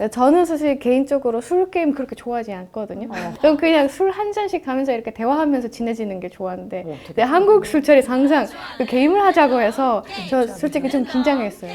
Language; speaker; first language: Korean; non-native, fluent; Estonian